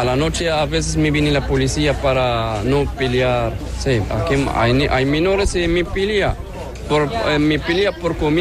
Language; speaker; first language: Spanish; non-native, learner; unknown